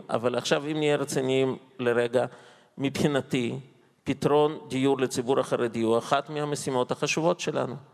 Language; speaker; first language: Hebrew; non-native, fluent; Russian